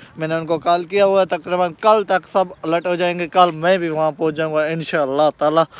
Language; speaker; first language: Urdu; non-native, local second language; Baluchi